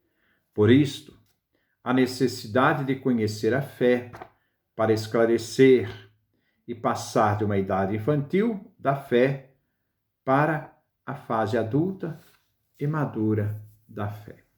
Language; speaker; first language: Portuguese; native; Portuguese